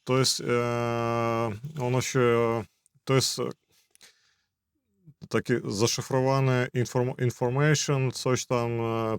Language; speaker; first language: Polish; non-native, fluent; Belarusian